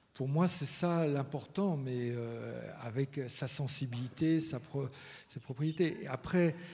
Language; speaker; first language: French; early bilingual, heritage; Spanish